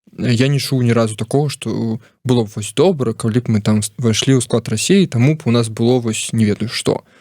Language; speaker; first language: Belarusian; non-native, local second language; Russian